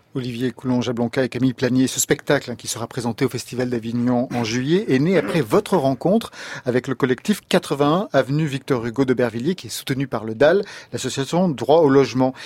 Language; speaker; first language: French; native; French